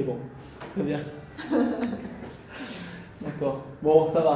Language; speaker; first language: French; non-native, fluent; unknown